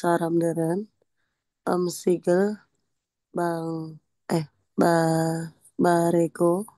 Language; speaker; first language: Korean; non-native, learner; Indonesian